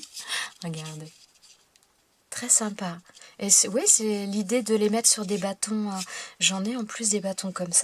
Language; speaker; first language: French; native; French